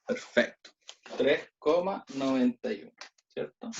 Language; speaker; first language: Spanish; native; Spanish